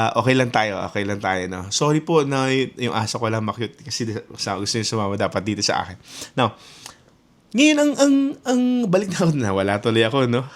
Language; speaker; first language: Filipino; non-native, local second language; Hiligaynon